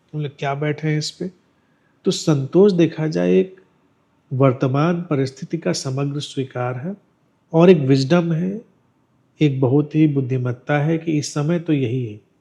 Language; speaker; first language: Hindi; native; Hindi